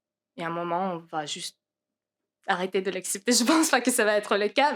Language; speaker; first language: French; non-native, fluent; Russian